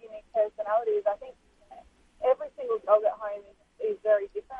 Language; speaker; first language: English; native; English